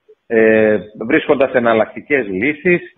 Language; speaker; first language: Greek; native; Greek